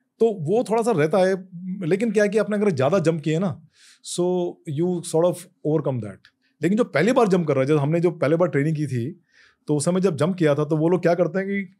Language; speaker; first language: Hindi; native; Hindi